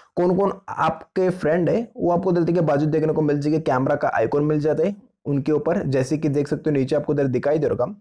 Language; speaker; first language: Hindi; non-native, local second language; Marathi